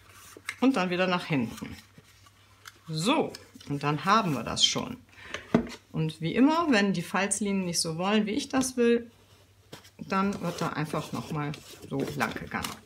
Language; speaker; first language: German; native; German